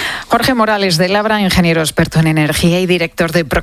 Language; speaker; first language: Spanish; native; Spanish